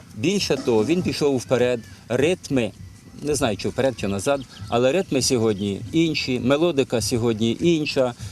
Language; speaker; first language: Ukrainian; native; Ukrainian